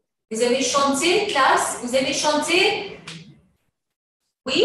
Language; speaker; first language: French; non-native, fluent; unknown